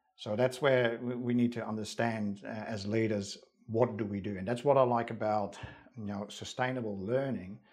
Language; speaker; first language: English; non-native, fluent; Dutch